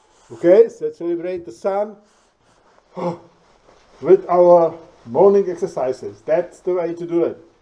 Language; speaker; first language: English; non-native, fluent; Czech